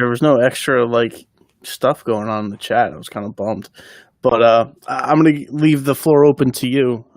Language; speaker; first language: English; native; English